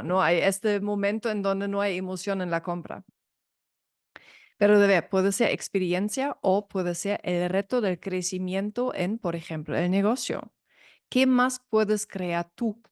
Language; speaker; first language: Spanish; non-native, fluent; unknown